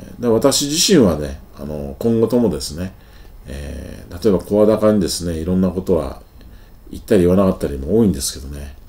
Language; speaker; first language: Japanese; native; Japanese